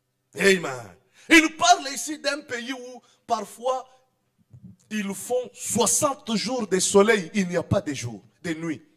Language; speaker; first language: French; non-native, local second language; Swahili